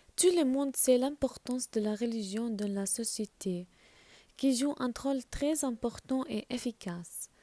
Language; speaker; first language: French; non-native, learner; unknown